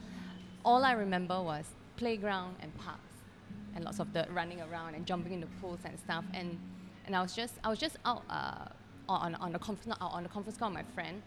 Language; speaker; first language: English; non-native, local second language; Cantonese